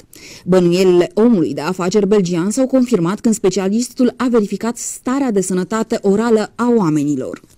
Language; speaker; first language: Romanian; native; Romanian